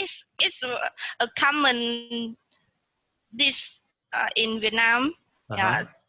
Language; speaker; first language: English; non-native, learner; Vietnamese